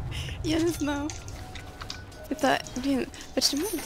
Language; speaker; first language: Russian; non-native, learner; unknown